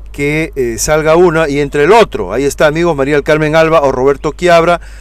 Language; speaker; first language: Spanish; native; Spanish